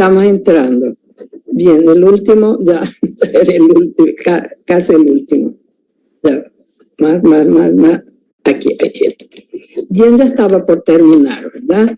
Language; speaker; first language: Spanish; non-native, fluent; Portuguese